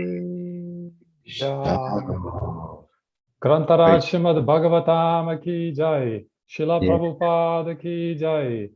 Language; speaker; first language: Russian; native; Russian